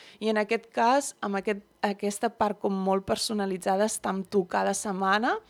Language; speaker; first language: Catalan; early bilingual, other home language; Dutch